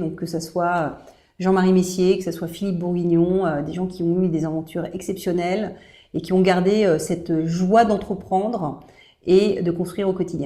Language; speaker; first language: French; native; French